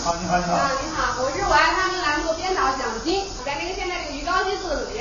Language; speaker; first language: Chinese; native; Chinese